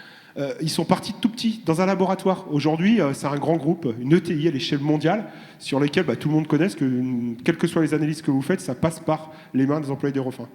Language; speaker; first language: French; native; French